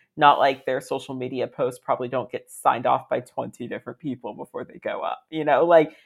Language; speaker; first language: English; native; English